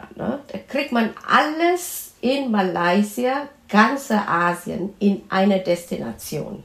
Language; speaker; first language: German; non-native, fluent; Malay